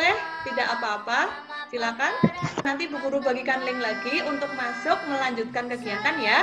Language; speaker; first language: Indonesian; native; Indonesian